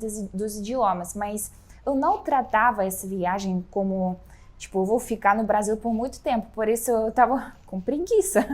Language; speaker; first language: Portuguese; non-native, fluent; Russian